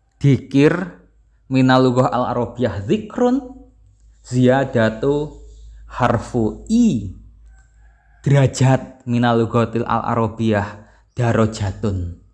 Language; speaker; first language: Arabic; non-native, learner; Javanese